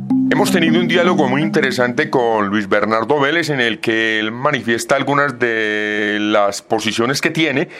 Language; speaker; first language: Spanish; native; Spanish